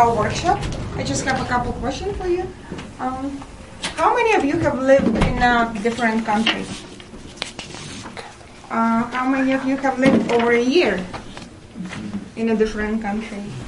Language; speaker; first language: English; non-native, fluent; Russian